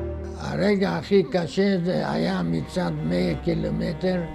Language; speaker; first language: Hebrew; non-native, fluent; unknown